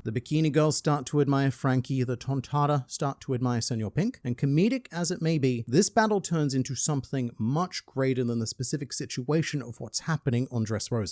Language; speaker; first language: English; native; English